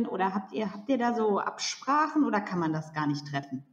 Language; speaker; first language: German; native; German